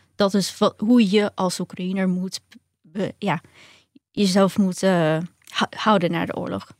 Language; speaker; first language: Dutch; early bilingual, other home language; Ukrainian